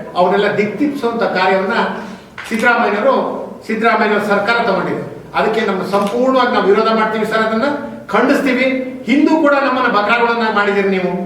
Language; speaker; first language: Kannada; non-native, local second language; Lambadi